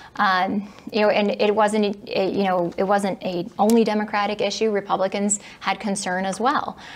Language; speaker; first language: English; native; English